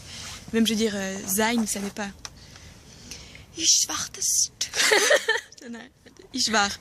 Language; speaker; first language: French; native; French